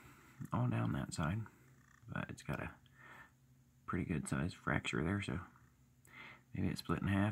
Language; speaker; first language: English; native; English